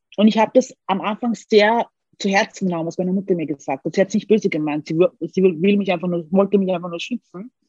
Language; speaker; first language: German; early bilingual, other home language; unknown